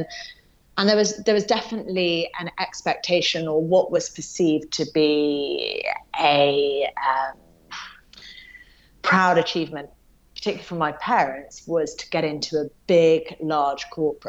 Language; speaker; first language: English; native; English